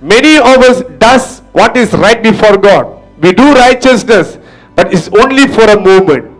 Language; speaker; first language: English; non-native, local second language; Tamil